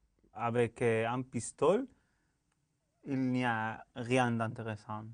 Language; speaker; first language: French; non-native, learner; Spanish